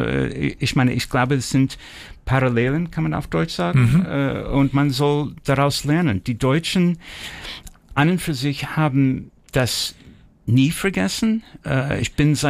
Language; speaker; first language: German; early bilingual, heritage; German